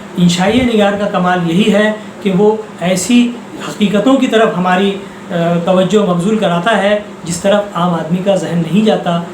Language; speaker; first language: Urdu; native; Urdu